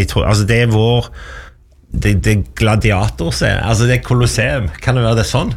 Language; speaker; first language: Norwegian; native; Norwegian